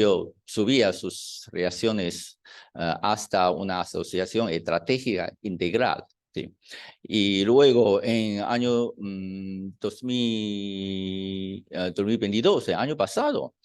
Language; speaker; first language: Spanish; non-native, fluent; Chinese